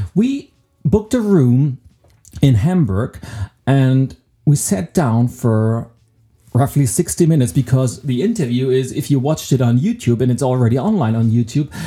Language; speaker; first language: English; non-native, fluent; German